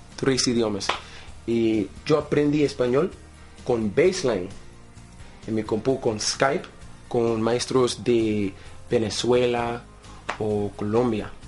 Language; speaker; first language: Spanish; non-native, learner; English